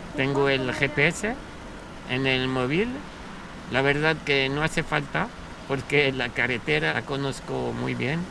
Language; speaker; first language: Spanish; non-native, fluent; French